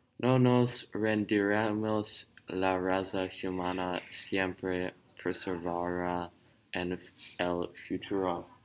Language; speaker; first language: Spanish; non-native, learner; English